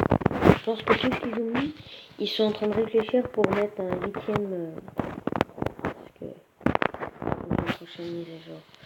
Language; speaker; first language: French; native; French